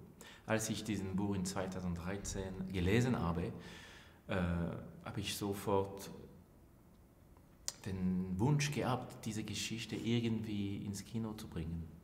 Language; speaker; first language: German; non-native, local second language; French